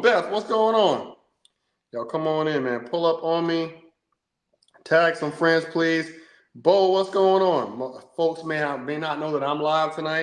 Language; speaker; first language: English; native; English